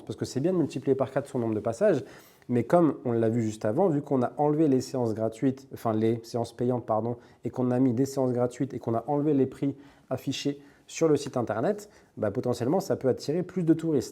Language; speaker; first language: French; native; French